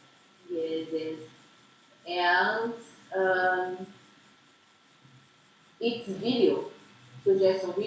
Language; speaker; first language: English; non-native, learner; Portuguese